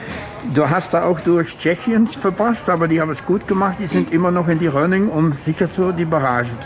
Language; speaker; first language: German; non-native, learner; Dutch